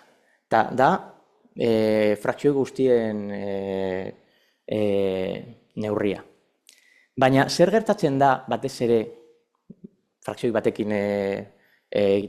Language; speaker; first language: Basque; non-native, local second language; Spanish